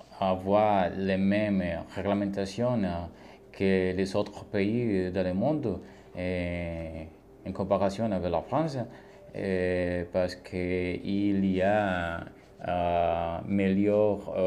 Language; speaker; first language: French; non-native, learner; Spanish